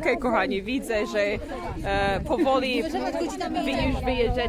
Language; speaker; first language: Polish; non-native, learner; English